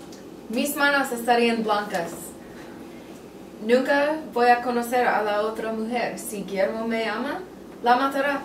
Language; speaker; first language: Spanish; non-native, learner; English